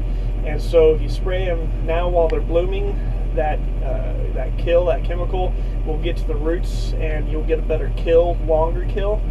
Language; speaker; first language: English; native; English